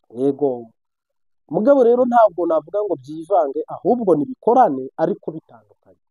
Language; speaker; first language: Kinyarwanda; native; Kinyarwanda